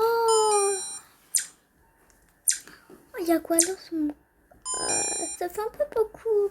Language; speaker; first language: French; native; French